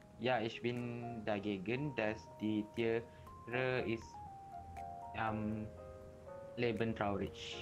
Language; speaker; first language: German; non-native, learner; Malay